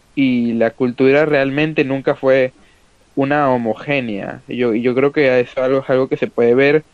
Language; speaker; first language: Spanish; native; Spanish